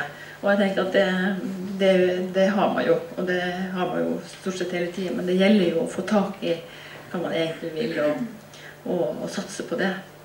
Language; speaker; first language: Norwegian; native; Norwegian